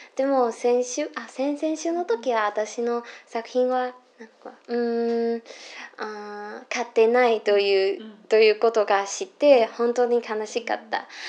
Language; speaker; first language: Japanese; non-native, learner; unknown